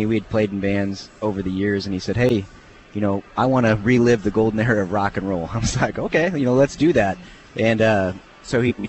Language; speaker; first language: English; native; English